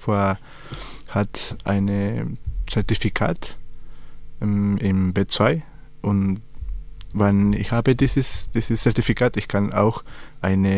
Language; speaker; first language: German; non-native, learner; Spanish